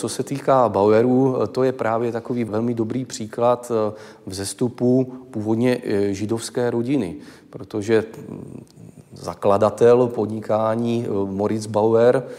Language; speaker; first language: Czech; native; Czech